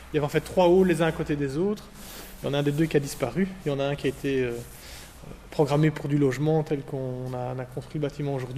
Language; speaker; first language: French; native; French